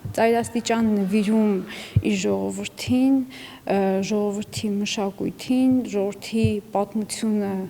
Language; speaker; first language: Armenian; native; Armenian